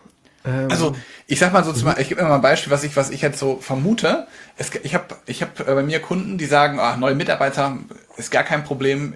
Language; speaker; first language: German; native; German